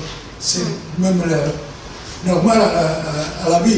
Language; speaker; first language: French; non-native, fluent; Spanish